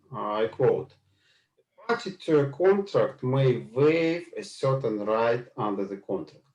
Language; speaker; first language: English; non-native, fluent; Russian